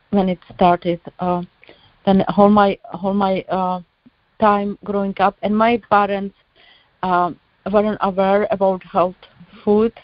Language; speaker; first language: English; non-native, learner; Czech